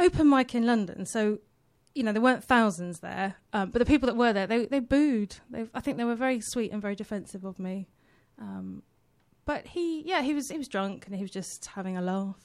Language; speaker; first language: English; native; English